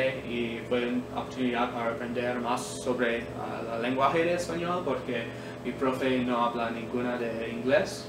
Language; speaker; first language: Spanish; non-native, learner; English